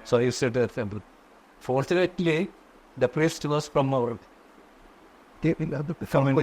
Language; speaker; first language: English; non-native, local second language; Konkani